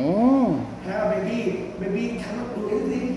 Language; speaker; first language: English; non-native, learner; Thai